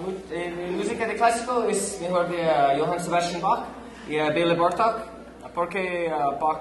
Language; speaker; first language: Spanish; non-native, learner; English